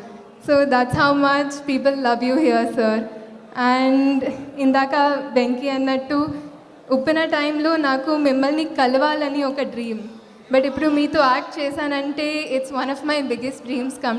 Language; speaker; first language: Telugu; non-native, local second language; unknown